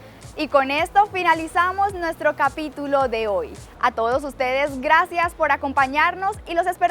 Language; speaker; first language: Spanish; native; Spanish